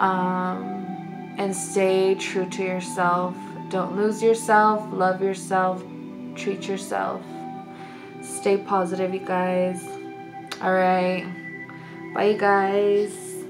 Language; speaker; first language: English; early bilingual, other home language; Spanish